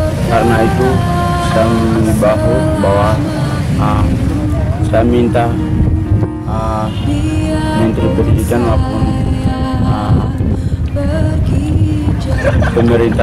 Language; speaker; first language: Indonesian; non-native, local second language; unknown